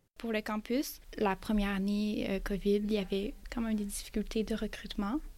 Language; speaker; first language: French; native; French